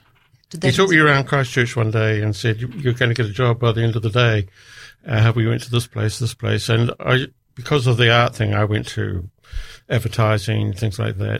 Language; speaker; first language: English; native; English